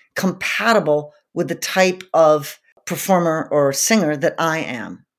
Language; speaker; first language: English; native; English